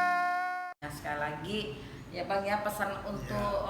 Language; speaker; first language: Indonesian; native; Indonesian